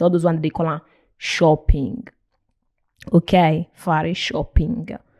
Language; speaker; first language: English; non-native, local second language; Igbo